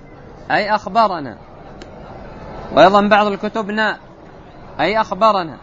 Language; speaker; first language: Arabic; native; Arabic